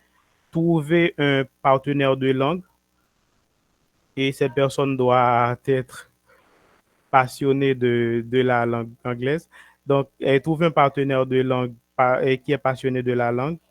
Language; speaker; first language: French; non-native, local second language; Haitian Creole